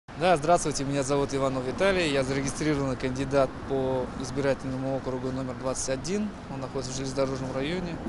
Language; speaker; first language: Russian; native; Russian